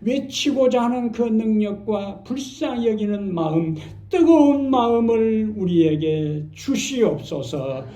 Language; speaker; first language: Korean; native; Korean